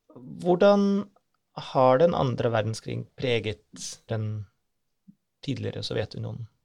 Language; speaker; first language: Norwegian; non-native, fluent; German